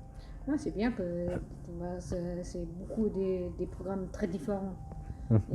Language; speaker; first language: French; non-native, fluent; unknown